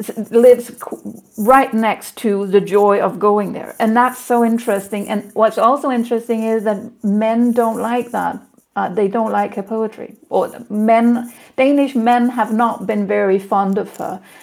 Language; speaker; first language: English; non-native, fluent; Danish